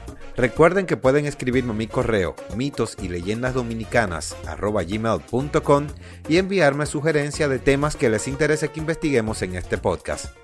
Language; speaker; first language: Spanish; native; Spanish